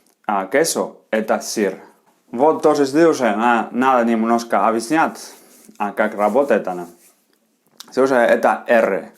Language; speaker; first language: Russian; non-native, fluent; Spanish